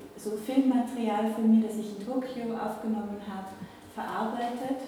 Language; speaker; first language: German; native; German